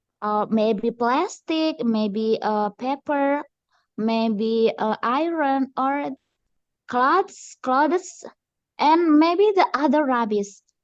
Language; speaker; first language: English; non-native, learner; Indonesian